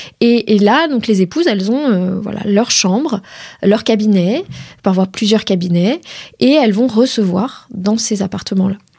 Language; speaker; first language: French; native; French